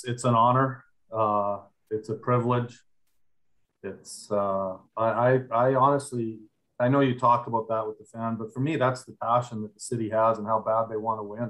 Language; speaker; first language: English; native; English